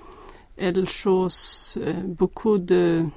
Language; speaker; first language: French; non-native, learner; Swedish